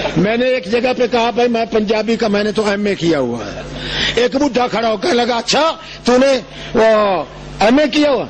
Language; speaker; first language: Urdu; non-native, local second language; Saraiki